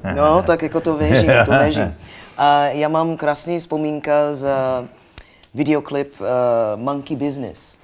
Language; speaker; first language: Czech; non-native, learner; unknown